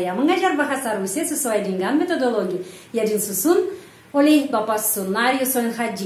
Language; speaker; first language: Indonesian; non-native, fluent; Russian